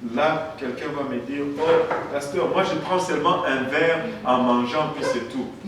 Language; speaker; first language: French; non-native, local second language; Swahili